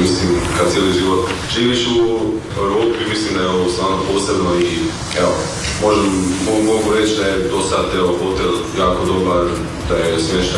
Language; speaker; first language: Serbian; early bilingual, heritage; Croatian